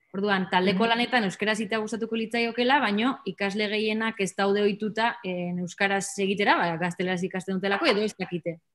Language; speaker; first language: Basque; native; Basque